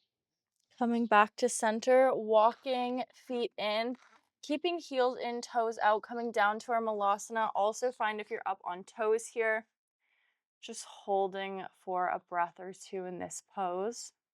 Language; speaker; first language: English; native; English